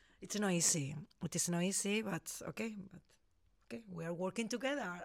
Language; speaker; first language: English; non-native, learner; Spanish